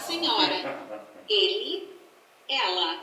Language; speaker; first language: Portuguese; non-native, learner; English